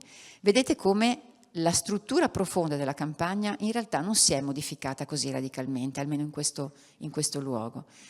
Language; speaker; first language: Italian; native; Italian